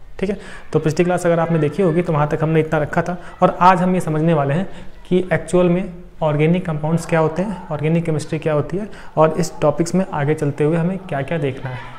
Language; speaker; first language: Hindi; native; Hindi